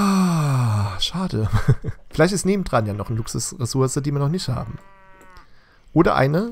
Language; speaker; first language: German; native; German